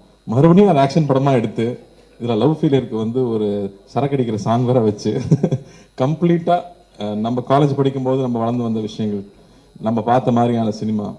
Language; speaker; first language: Tamil; native; Tamil